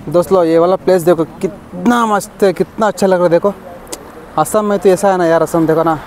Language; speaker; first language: Hindi; non-native, local second language; Kannada